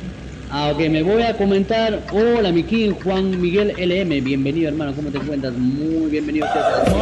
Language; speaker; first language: Spanish; native; Spanish